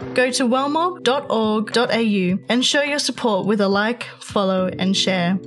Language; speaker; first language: English; native; English